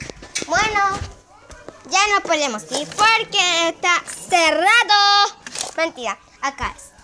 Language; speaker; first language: Spanish; early bilingual, heritage; Spanish